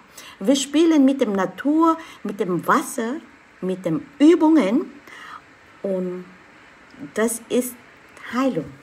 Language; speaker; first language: German; non-native, learner; Vietnamese